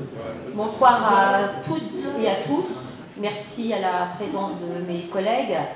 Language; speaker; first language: French; native; French